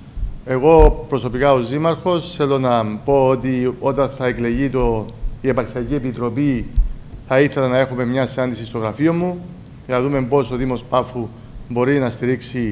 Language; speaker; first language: Greek; native; Greek